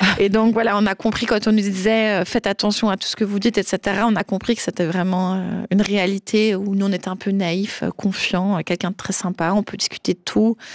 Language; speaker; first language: French; native; French